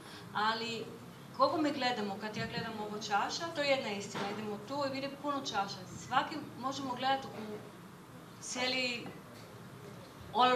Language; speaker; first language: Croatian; non-native, learner; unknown